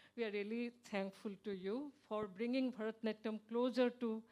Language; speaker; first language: English; non-native, local second language; Assamese